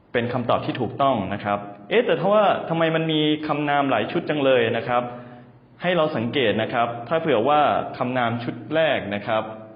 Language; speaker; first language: Thai; native; Thai